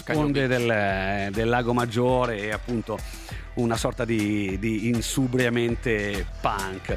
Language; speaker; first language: Italian; native; Italian